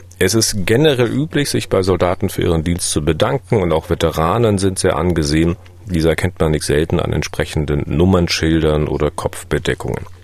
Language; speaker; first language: German; native; German